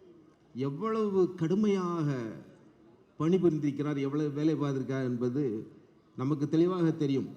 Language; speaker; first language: Tamil; native; Tamil